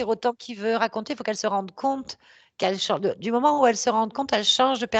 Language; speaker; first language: French; native; French